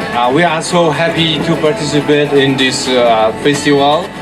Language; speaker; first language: English; non-native, learner; Mongolian